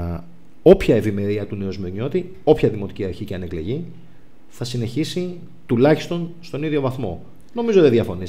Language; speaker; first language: Greek; native; Greek